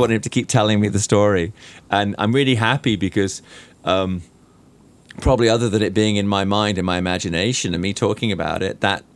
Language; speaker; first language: English; native; English